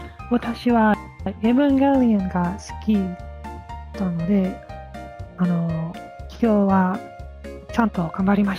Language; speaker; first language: Japanese; non-native, fluent; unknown